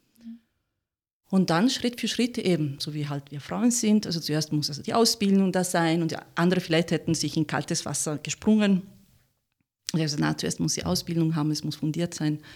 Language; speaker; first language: German; non-native, fluent; Italian